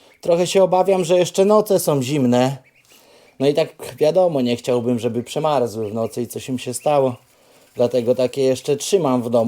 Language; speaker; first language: Polish; native; Polish